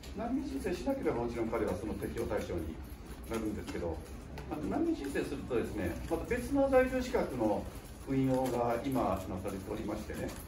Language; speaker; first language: Japanese; native; Japanese